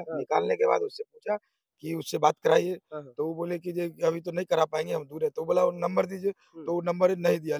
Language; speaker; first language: Hindi; native; Hindi